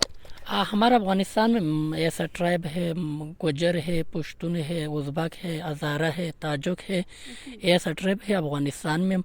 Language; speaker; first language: Hindi; non-native, learner; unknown